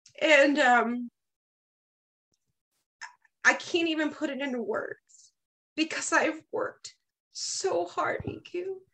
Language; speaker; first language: English; native; English